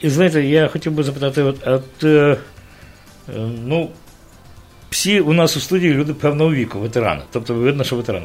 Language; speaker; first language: Ukrainian; native; Ukrainian